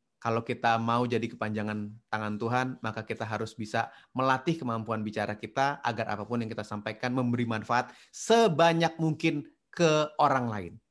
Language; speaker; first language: Indonesian; native; Indonesian